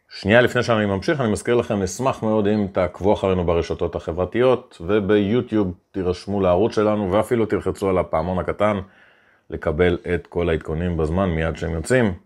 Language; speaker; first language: Hebrew; native; Hebrew